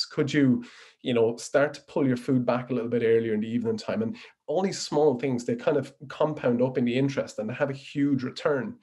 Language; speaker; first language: English; native; English